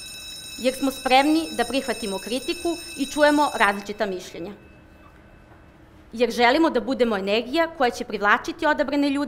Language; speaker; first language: Serbian; native; Serbian